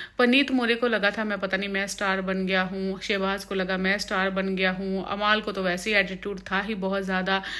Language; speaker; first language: Hindi; non-native, local second language; Punjabi